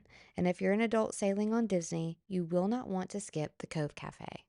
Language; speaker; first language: English; native; English